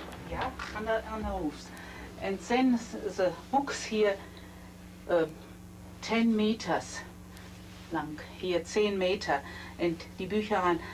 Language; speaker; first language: English; non-native, learner; German